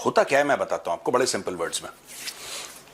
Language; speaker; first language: Hindi; native; Hindi